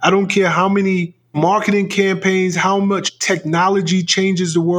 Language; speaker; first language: English; native; English